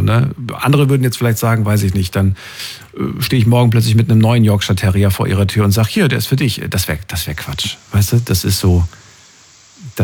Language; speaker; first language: German; native; German